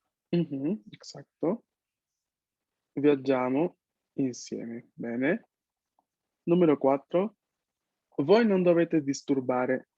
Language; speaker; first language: Italian; non-native, fluent; Spanish